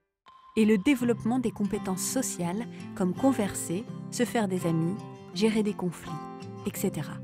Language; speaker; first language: French; native; French